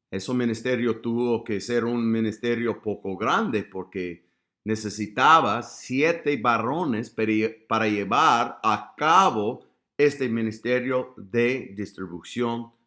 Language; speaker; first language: Spanish; non-native, fluent; English